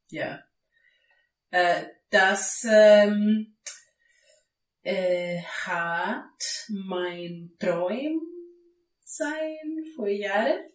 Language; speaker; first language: German; non-native, learner; Greek